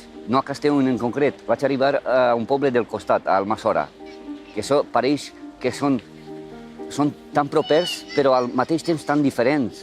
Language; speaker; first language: Catalan; early bilingual, other home language; Romanian